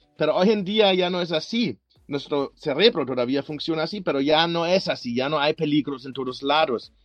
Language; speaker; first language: Spanish; non-native, fluent; German